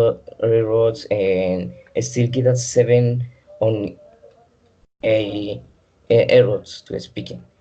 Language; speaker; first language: English; non-native, learner; Spanish